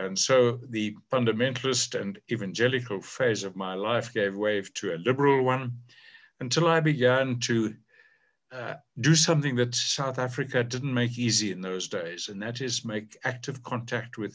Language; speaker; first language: English; native; English